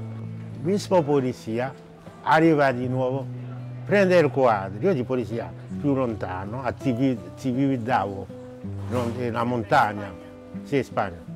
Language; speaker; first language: Italian; non-native, learner; Haitian Creole